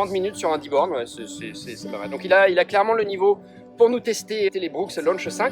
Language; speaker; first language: French; native; French